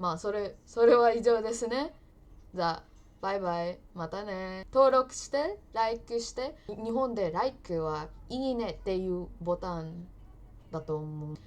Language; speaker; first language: Japanese; non-native, learner; English